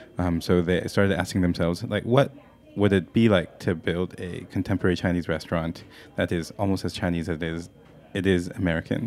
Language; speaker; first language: English; non-native, local second language; Cantonese